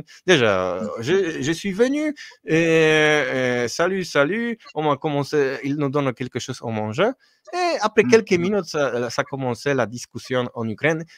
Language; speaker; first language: French; non-native, fluent; Polish